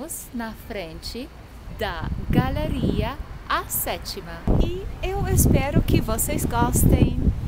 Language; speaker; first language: Portuguese; non-native, fluent; Croatian